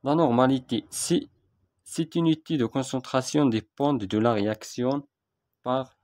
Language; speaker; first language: French; non-native, local second language; Arabic